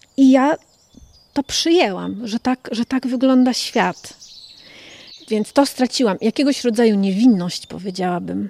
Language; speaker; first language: Polish; early bilingual, other home language; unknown